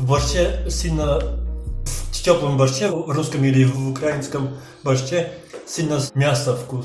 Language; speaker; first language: Russian; non-native, learner; French